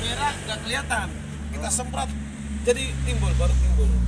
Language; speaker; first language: Indonesian; native; Indonesian